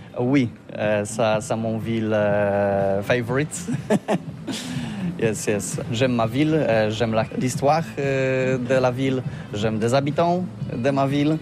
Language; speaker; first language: French; non-native, learner; Polish